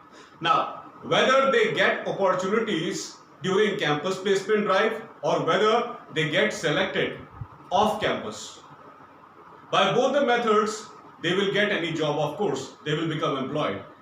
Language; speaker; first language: English; non-native, local second language; Hindi